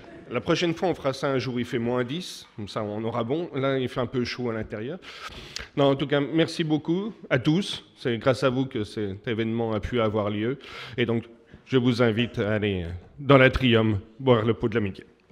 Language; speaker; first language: French; native; French